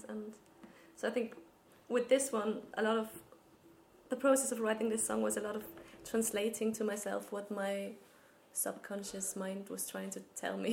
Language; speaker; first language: English; non-native, fluent; German